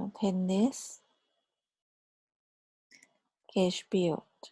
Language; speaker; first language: German; non-native, fluent; Thai